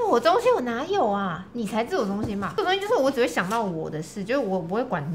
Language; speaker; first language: Chinese; native; Chinese